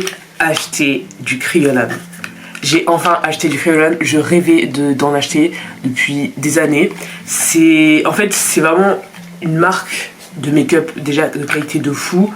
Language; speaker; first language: French; native; French